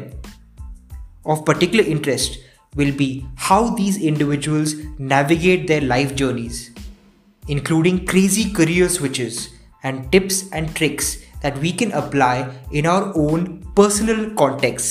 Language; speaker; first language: English; non-native, local second language; Hindi